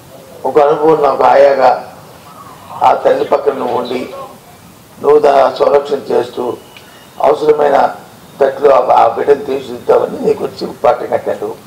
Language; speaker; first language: Telugu; native; Telugu